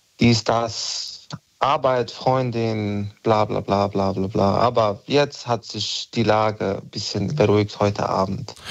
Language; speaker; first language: German; non-native, fluent; Bosnian